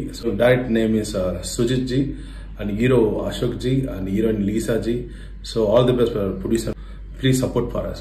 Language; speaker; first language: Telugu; non-native, learner; Tamil